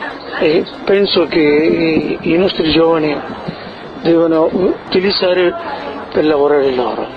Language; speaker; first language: Italian; early bilingual, heritage; Italian